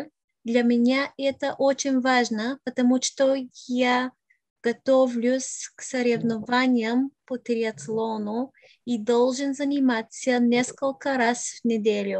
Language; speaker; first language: Russian; non-native, learner; Bulgarian